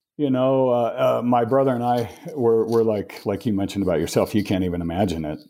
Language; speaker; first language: English; native; English